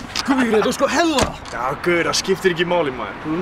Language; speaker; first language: Icelandic; native; Icelandic